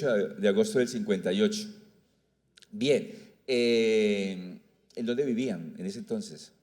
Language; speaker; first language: Spanish; native; Spanish